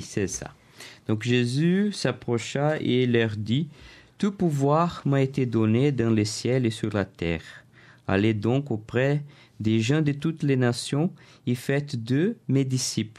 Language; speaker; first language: French; non-native, learner; Portuguese